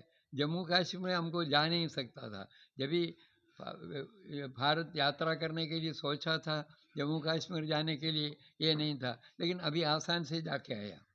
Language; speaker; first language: Hindi; non-native, local second language; Malayalam